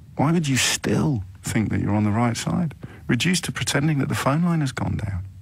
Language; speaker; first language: English; native; English